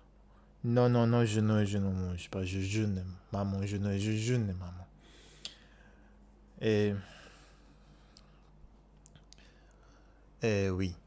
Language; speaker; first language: French; non-native, learner; Japanese